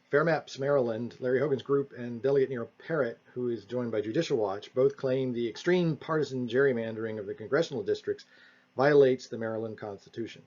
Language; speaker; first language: English; native; English